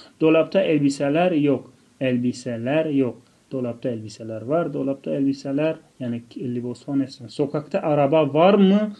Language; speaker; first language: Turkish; non-native, fluent; Tajik